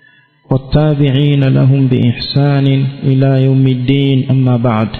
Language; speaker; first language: Arabic; non-native, fluent; Swahili